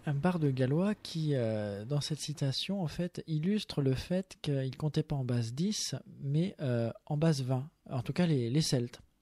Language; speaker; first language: French; native; French